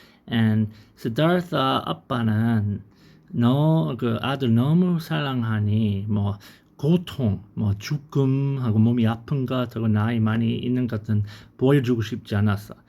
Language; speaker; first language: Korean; non-native, learner; English